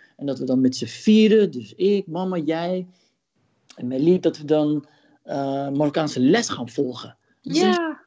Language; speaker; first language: Dutch; early bilingual, other home language; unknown